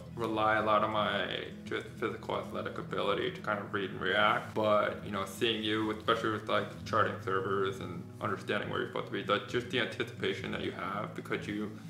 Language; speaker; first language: English; native; English